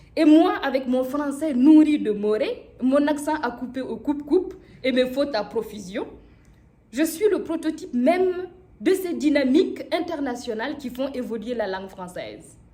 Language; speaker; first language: French; non-native, local second language; Mossi